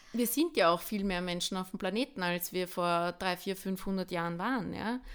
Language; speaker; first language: German; early bilingual, other home language; Bosnian